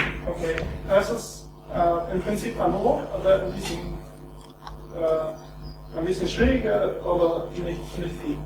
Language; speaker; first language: German; non-native, fluent; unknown